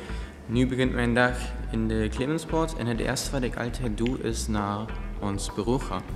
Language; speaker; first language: Dutch; non-native, fluent; German